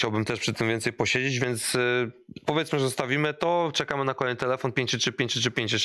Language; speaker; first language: Polish; native; Polish